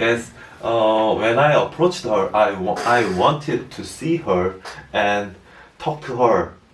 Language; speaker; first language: English; non-native, learner; Korean